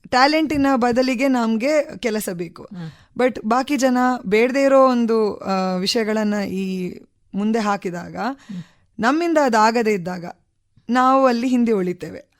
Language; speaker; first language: Kannada; native; Kannada